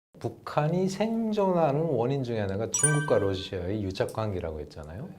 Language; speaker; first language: Korean; native; Korean